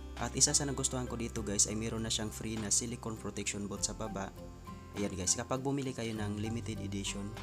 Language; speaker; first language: Filipino; non-native, local second language; Cebuano